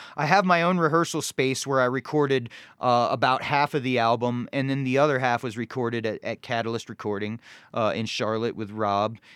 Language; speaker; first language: English; native; English